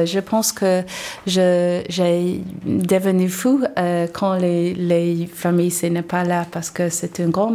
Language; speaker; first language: French; non-native, learner; English